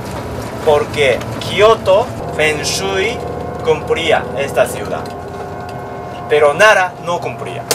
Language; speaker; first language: Spanish; non-native, learner; Japanese